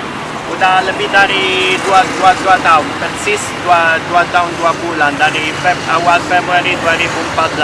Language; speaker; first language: Indonesian; non-native, learner; Italian